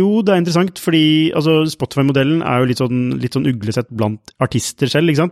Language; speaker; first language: Norwegian; native; Norwegian